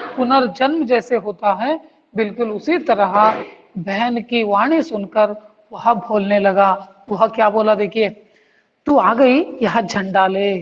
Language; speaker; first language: Hindi; non-native, local second language; Kannada